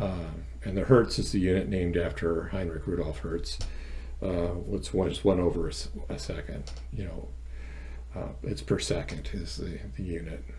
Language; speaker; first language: English; native; English